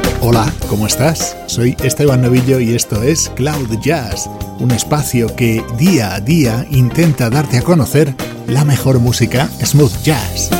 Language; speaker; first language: Spanish; native; Spanish